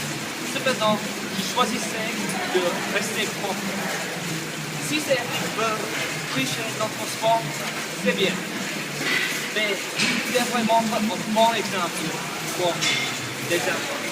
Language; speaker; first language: French; non-native, learner; English